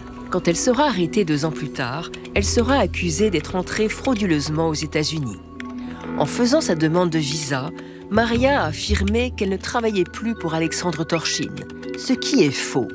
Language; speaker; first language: French; native; French